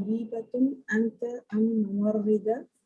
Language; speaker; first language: Arabic; non-native, learner; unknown